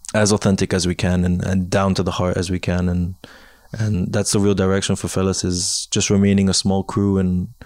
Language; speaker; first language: English; native; English